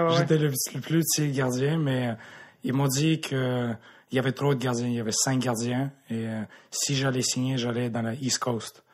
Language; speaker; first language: French; native; French